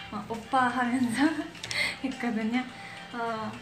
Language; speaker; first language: Korean; non-native, fluent; Japanese